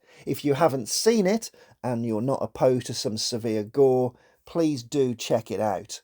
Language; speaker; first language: English; native; English